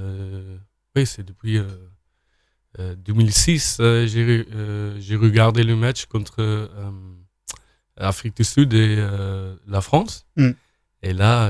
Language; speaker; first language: French; non-native, learner; Afrikaans